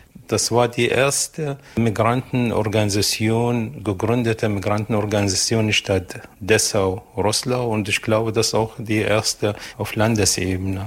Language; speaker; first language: German; non-native, fluent; Arabic